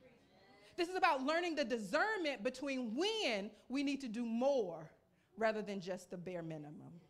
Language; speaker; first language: English; native; English